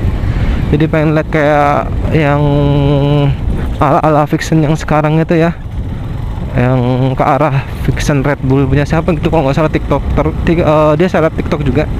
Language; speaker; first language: Indonesian; native; Indonesian